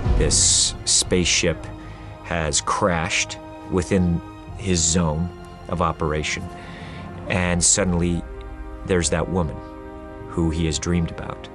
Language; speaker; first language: English; native; English